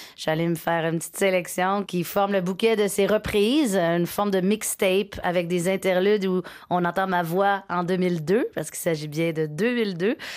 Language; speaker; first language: French; native; French